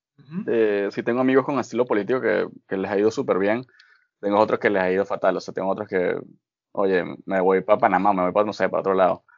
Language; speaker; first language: Spanish; native; Spanish